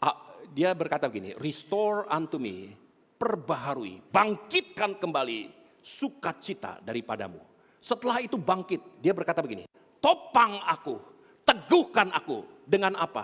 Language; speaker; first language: Indonesian; native; Indonesian